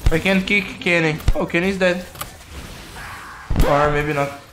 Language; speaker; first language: English; non-native, learner; Portuguese